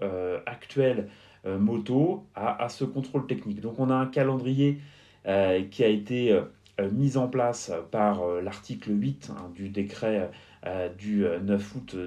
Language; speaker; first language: French; native; French